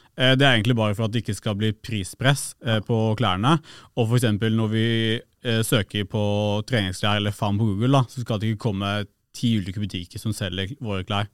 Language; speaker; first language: Norwegian; early bilingual, other home language; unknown